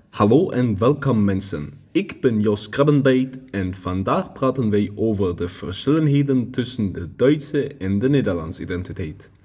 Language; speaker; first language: Dutch; non-native, learner; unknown